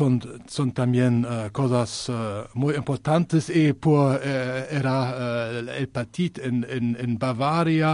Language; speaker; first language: Spanish; non-native, learner; German